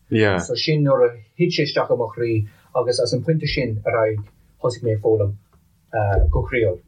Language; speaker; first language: Irish; non-native, local second language; English